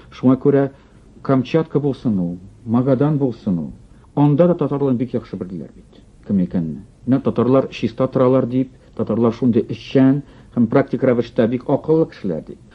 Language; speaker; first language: Tatar; non-native, local second language; Russian